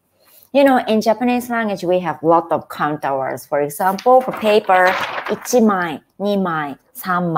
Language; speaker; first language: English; non-native, fluent; Japanese